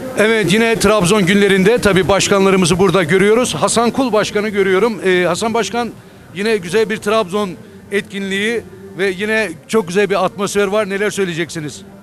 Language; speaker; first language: Turkish; native; Turkish